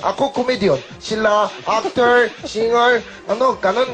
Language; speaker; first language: Filipino; non-native, learner; Korean